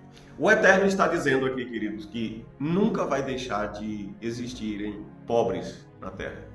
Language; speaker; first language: Portuguese; native; Portuguese